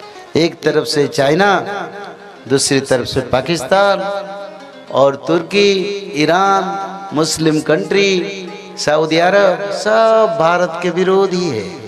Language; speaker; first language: Hindi; non-native, local second language; Odia